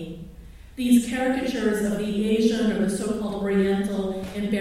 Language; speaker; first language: English; early bilingual, other home language; Filipino